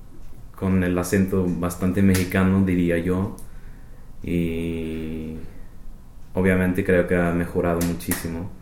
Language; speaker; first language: Spanish; non-native, fluent; English